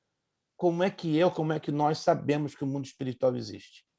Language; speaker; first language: Portuguese; native; Portuguese